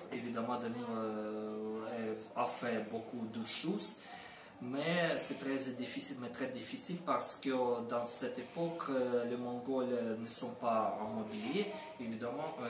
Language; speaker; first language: French; non-native, learner; Ukrainian